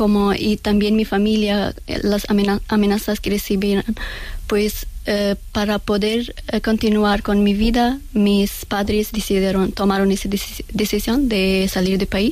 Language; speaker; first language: Spanish; non-native, learner; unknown